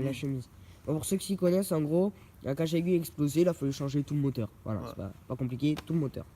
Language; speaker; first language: French; native; French